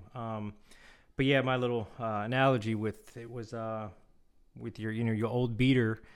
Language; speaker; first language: English; non-native, fluent; Korean